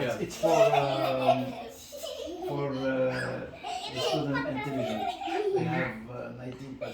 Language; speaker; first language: English; non-native, learner; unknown